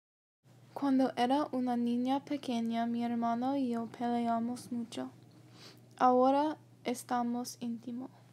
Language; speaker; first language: Spanish; non-native, learner; English